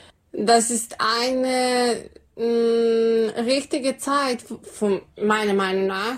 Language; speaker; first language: German; non-native, learner; Serbian